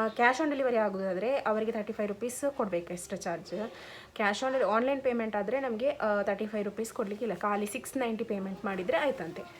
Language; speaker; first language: Kannada; non-native, local second language; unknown